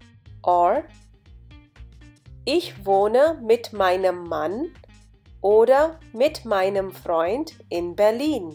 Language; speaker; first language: German; non-native, fluent; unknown